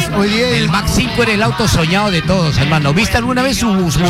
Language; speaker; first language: Spanish; native; Spanish